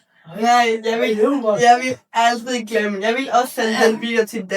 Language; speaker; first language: Danish; non-native, learner; Spanish